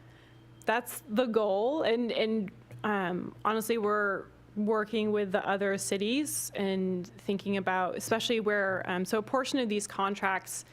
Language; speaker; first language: English; native; English